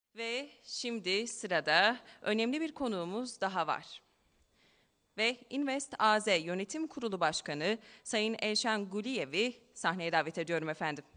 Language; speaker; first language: Turkish; native; Turkish